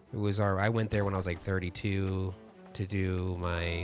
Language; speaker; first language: English; native; English